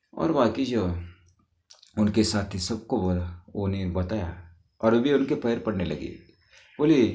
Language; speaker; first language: Hindi; non-native, local second language; Marathi